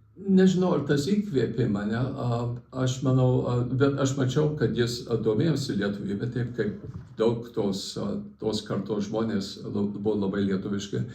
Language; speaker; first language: Lithuanian; early bilingual, heritage; Lithuanian